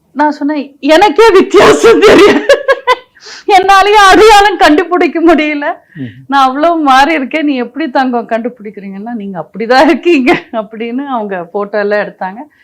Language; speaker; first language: Tamil; non-native, local second language; Telugu